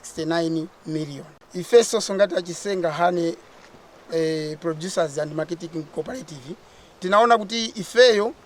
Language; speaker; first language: Nyanja; non-native, local second language; Tumbuka